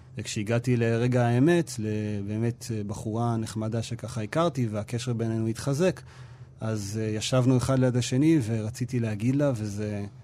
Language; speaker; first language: Hebrew; native; Hebrew